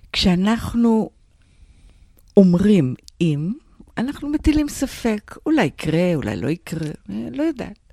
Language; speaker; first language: Hebrew; non-native, fluent; English